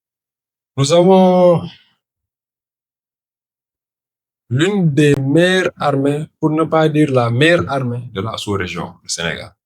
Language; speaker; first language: French; non-native, local second language; Wolof